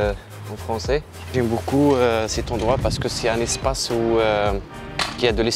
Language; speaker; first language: French; non-native, local second language; Arabic